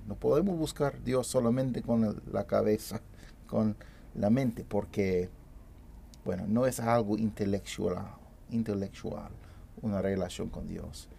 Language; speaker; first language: Spanish; non-native, fluent; English